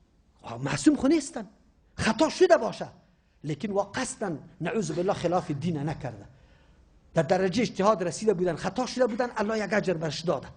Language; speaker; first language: Persian; native; Persian